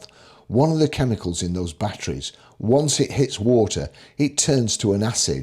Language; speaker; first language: English; native; English